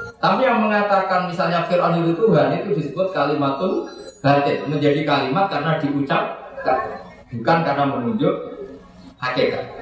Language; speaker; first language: Indonesian; native; Indonesian